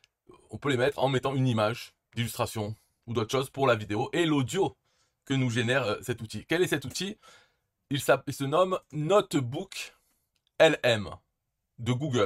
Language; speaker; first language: French; native; French